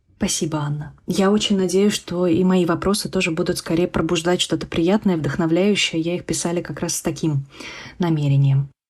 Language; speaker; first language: Russian; native; Russian